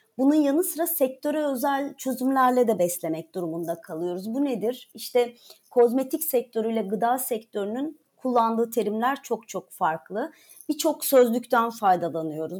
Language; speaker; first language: Turkish; native; Turkish